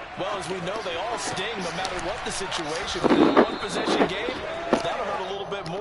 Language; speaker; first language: English; native; English